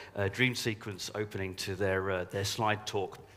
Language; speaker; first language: English; native; English